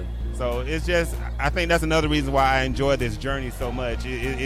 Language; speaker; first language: English; native; English